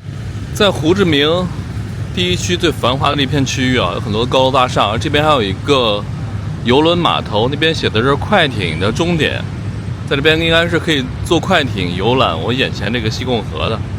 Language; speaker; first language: Chinese; native; Chinese